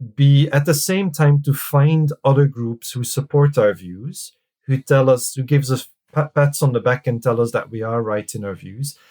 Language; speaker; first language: English; non-native, fluent; Dutch